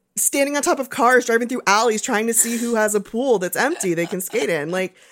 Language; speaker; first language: English; native; English